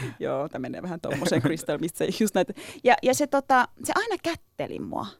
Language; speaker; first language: Finnish; early bilingual, other home language; Turkish